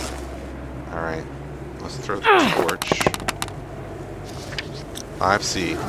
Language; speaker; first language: English; native; English